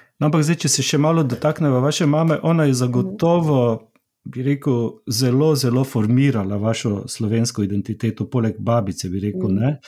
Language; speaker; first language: Slovenian; native; Slovenian